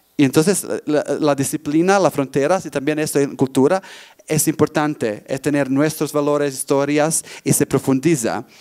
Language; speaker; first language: Spanish; non-native, fluent; Bosnian